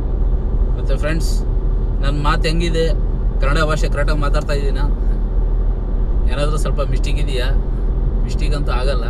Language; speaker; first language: Kannada; non-native, local second language; Urdu